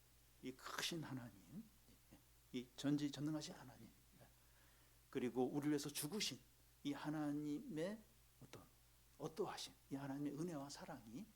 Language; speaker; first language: Korean; native; Korean